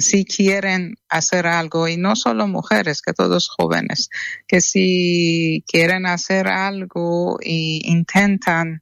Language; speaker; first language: Spanish; non-native, learner; Persian